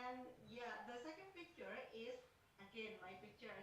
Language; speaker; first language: English; non-native, fluent; Indonesian